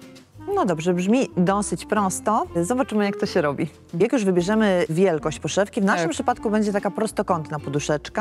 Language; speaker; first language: Polish; native; Polish